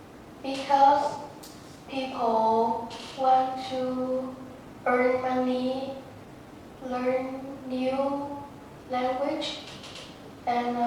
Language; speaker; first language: English; non-native, learner; Vietnamese